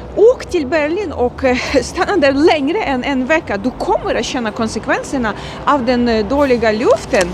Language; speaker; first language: Swedish; non-native, fluent; Ukrainian